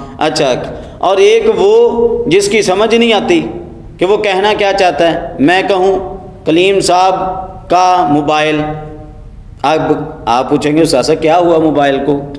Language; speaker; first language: Urdu; non-native, local second language; Punjabi